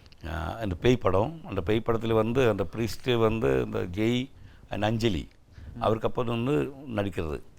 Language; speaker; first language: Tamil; non-native, learner; Malayalam